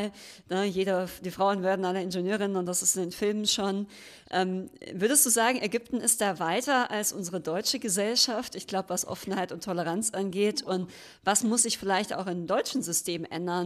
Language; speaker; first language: German; native; German